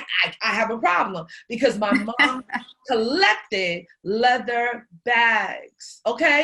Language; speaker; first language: English; native; English